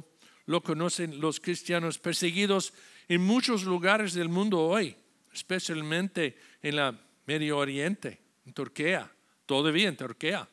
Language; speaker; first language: Spanish; non-native, fluent; English